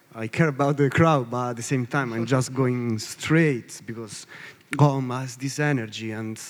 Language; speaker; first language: English; non-native, learner; Italian